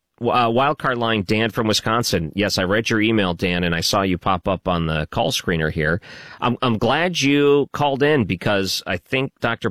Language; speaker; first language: English; native; English